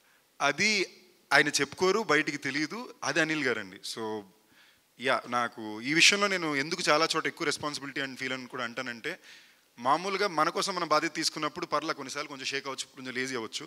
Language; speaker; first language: Telugu; native; Telugu